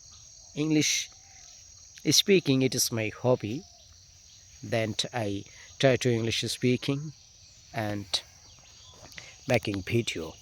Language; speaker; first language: English; non-native, learner; Bangla